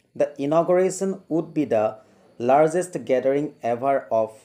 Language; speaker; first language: English; non-native, local second language; Assamese